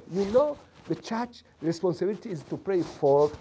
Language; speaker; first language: English; non-native, local second language; Kinyarwanda